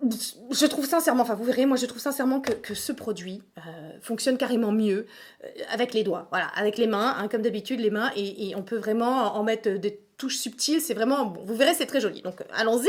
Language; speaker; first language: French; native; French